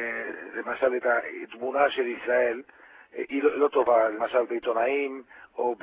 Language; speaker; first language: Hebrew; non-native, fluent; Spanish